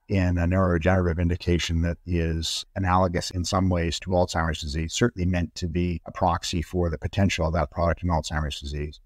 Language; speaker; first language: English; native; English